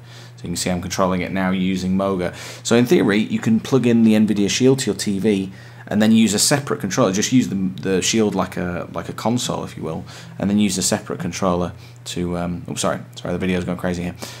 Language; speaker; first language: English; native; English